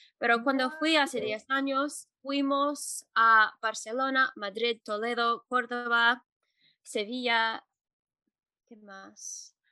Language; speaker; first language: Spanish; non-native, fluent; English